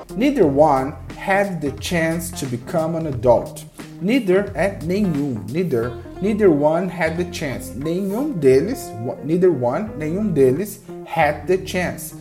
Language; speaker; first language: English; non-native, fluent; Portuguese